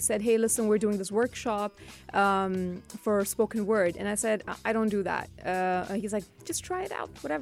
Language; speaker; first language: English; non-native, fluent; Urdu